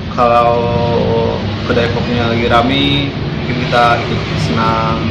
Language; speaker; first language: Indonesian; non-native, local second language; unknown